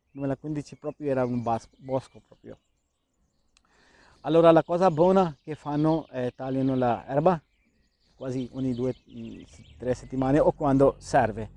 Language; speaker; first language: Italian; non-native, learner; Urdu